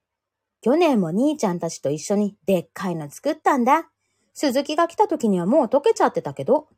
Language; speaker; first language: Japanese; native; Japanese